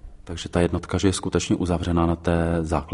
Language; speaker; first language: Czech; native; Czech